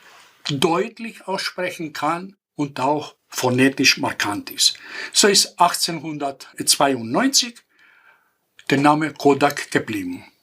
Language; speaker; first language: German; non-native, fluent; Greek